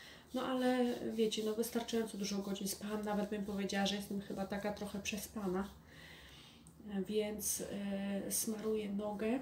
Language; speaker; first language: Polish; native; Polish